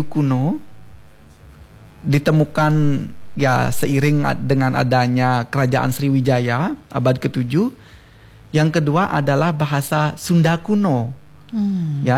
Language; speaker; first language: Indonesian; non-native, local second language; Balinese